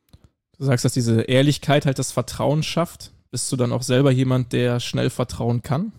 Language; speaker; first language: German; native; German